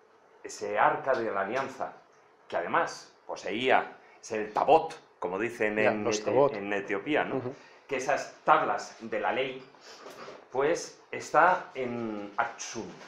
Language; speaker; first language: Spanish; native; Spanish